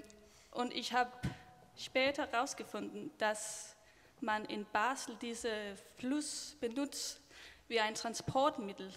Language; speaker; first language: German; non-native, learner; Danish